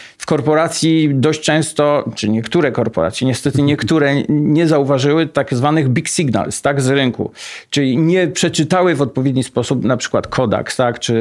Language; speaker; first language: Polish; native; Polish